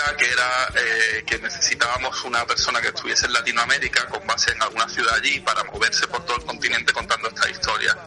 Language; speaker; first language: Spanish; native; Spanish